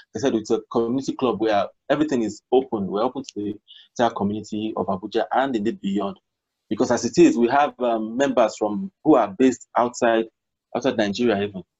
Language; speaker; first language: English; non-native, local second language; Yoruba